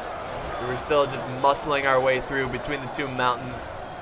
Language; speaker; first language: English; native; English